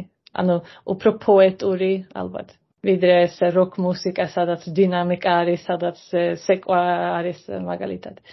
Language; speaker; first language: Georgian; early bilingual, heritage; Georgian